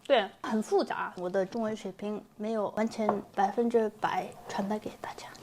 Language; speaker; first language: Chinese; non-native, fluent; Korean